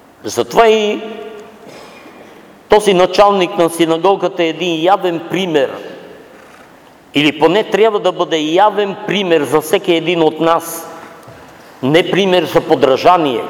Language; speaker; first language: Bulgarian; native; Bulgarian